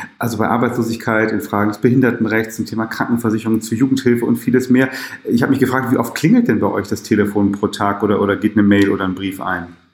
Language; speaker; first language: German; native; German